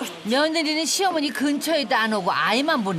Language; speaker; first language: Korean; native; Korean